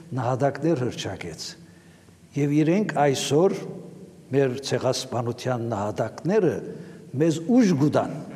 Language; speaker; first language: Armenian; native; Armenian